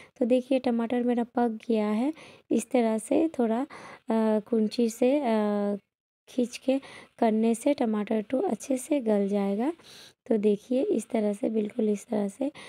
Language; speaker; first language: Hindi; non-native, local second language; Bangla